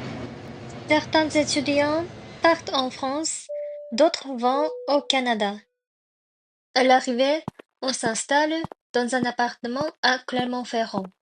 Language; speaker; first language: French; non-native, learner; Japanese